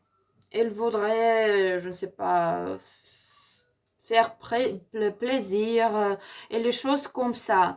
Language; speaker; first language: French; non-native, learner; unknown